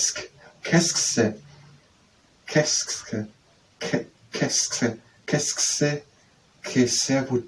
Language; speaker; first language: French; non-native, learner; English